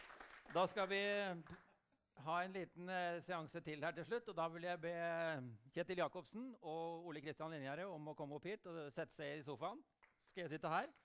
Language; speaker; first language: Norwegian; native; Norwegian